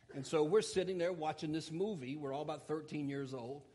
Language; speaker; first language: English; native; English